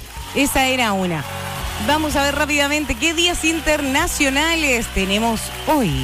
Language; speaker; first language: Spanish; native; Spanish